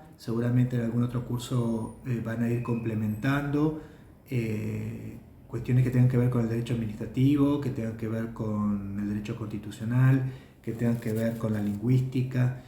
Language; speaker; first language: Spanish; native; Spanish